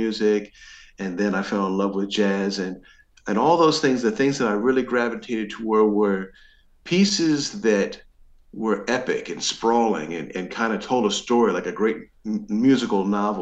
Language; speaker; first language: English; native; English